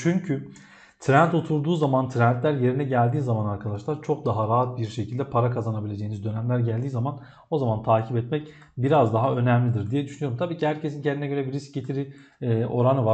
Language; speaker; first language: Turkish; native; Turkish